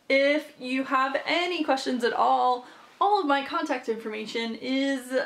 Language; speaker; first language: English; native; English